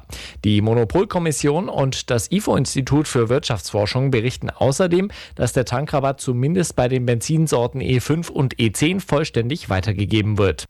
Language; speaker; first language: German; native; German